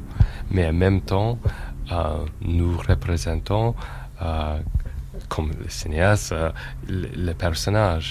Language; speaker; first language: French; non-native, fluent; English